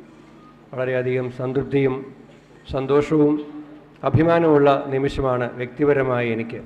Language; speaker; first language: Malayalam; native; Malayalam